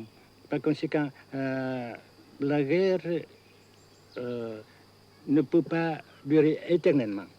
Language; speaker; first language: French; non-native, fluent; Vietnamese